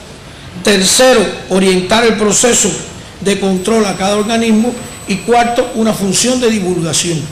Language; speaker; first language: Spanish; native; Spanish